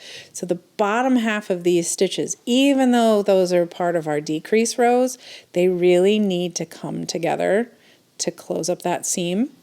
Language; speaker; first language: English; native; English